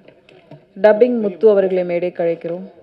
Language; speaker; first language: Tamil; native; Tamil